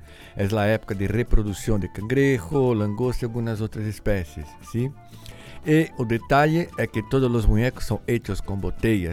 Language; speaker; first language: Spanish; non-native, fluent; Portuguese